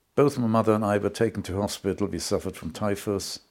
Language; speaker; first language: English; non-native, fluent; German